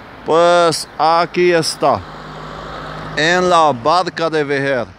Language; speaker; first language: Spanish; non-native, fluent; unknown